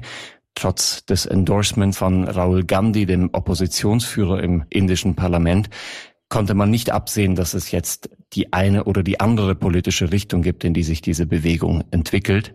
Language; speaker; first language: German; native; German